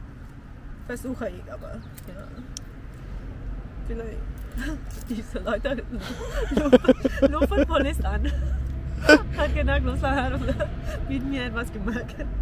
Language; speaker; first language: German; non-native, learner; Thai